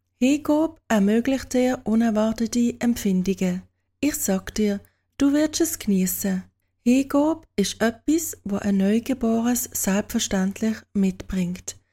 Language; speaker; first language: German; native; German